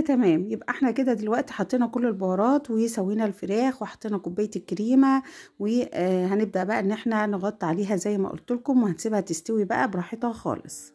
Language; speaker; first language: Arabic; native; Arabic